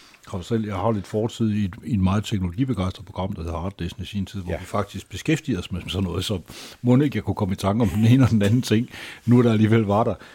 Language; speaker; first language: Danish; native; Danish